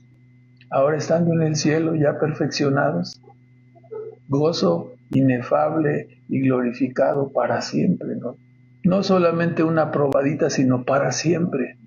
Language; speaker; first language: Spanish; native; Spanish